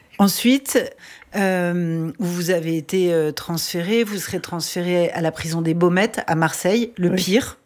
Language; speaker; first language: French; native; French